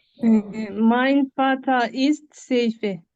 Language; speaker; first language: German; non-native, learner; Turkish